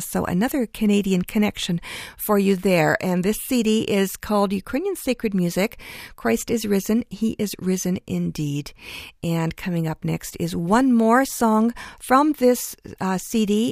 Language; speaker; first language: English; early bilingual, other home language; Ukrainian